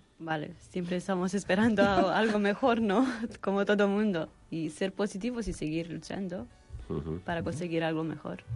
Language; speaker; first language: Spanish; non-native, fluent; Romanian